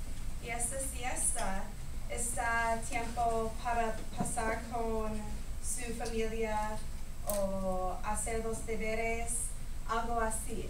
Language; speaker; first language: Spanish; non-native, learner; English